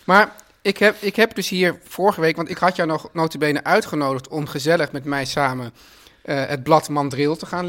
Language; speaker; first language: Dutch; native; Dutch